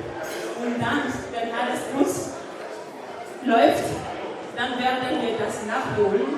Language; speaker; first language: German; non-native, learner; French